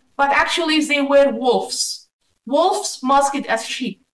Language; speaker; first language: English; non-native, fluent; Arabic